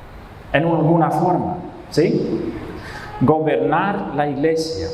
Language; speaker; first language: Spanish; non-native, fluent; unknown